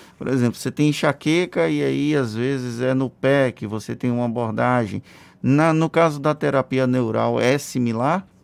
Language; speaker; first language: Portuguese; native; Portuguese